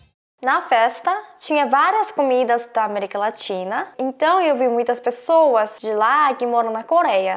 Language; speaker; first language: Portuguese; non-native, fluent; Korean